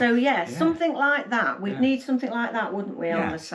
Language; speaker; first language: English; native; English